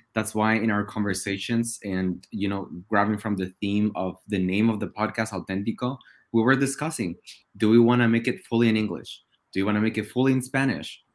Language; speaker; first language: English; non-native, fluent; Spanish